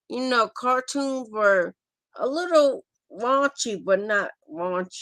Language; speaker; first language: English; native; English